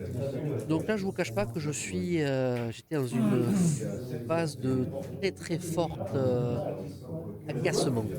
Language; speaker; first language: French; native; French